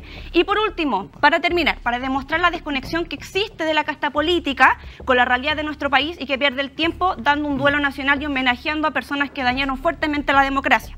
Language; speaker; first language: Spanish; native; Spanish